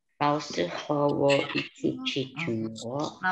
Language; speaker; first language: Chinese; non-native, learner; Korean